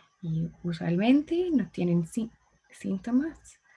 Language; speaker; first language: Spanish; non-native, learner; English